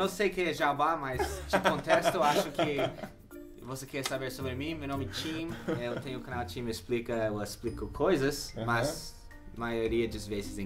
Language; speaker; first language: Portuguese; non-native, fluent; English